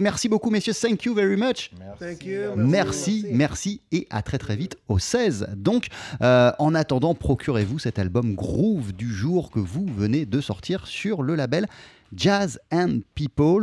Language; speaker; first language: French; native; French